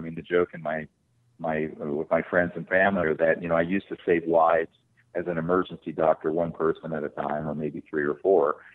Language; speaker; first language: English; native; English